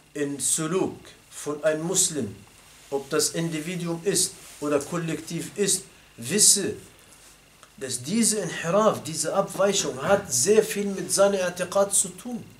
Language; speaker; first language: German; non-native, fluent; Arabic